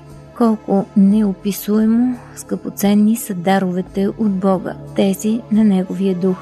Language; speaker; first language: Bulgarian; native; Bulgarian